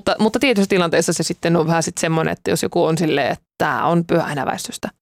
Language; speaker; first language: Finnish; native; Finnish